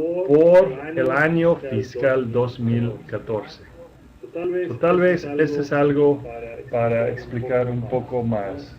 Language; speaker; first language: Spanish; non-native, fluent; English